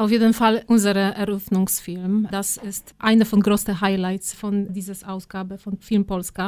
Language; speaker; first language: German; non-native, fluent; Polish